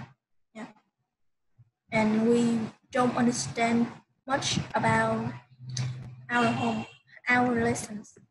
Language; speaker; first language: English; non-native, learner; Vietnamese